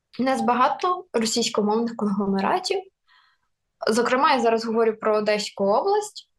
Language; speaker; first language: Ukrainian; non-native, local second language; Russian